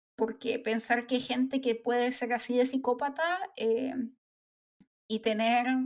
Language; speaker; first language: Spanish; native; Spanish